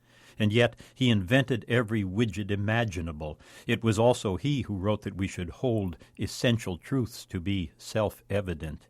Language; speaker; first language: English; native; English